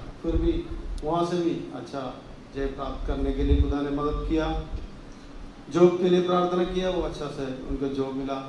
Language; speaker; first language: Hindi; non-native, local second language; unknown